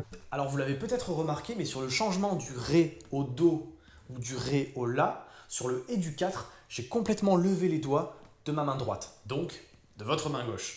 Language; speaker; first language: French; native; French